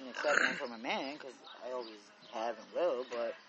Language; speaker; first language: English; native; English